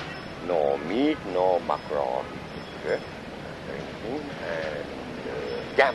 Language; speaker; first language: English; non-native, learner; Japanese